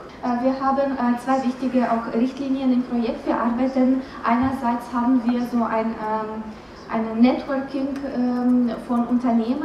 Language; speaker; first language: German; non-native, fluent; Romanian